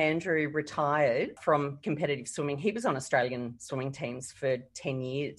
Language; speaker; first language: English; native; English